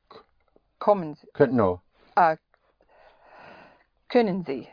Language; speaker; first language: German; non-native, learner; English